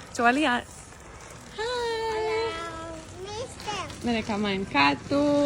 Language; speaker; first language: Indonesian; non-native, fluent; German